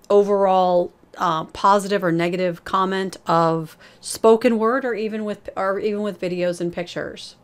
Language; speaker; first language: English; native; English